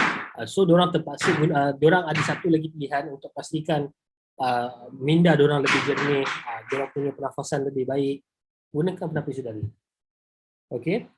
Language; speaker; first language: Malay; native; Malay